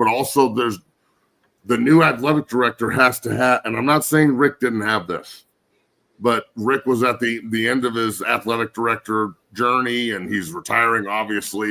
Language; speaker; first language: English; native; English